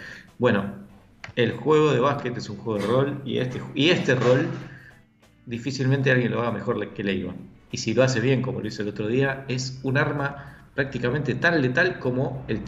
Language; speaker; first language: Spanish; native; Spanish